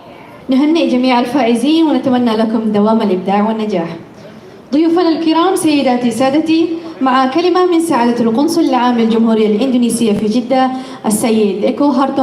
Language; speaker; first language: Arabic; native; Arabic